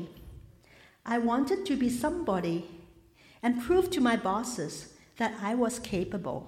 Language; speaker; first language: English; non-native, local second language; Cantonese